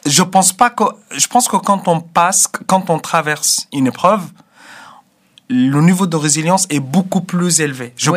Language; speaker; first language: French; non-native, fluent; Arabic